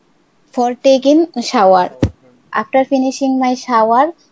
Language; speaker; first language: English; non-native, learner; Bangla